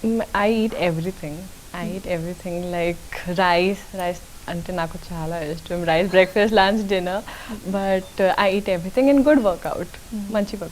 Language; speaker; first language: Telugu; non-native, local second language; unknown